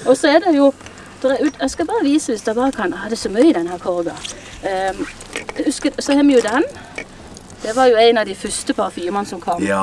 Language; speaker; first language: Norwegian; native; Norwegian